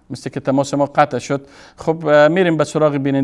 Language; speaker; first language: Persian; native; Persian